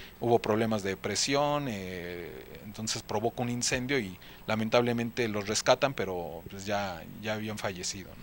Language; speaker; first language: Spanish; native; Spanish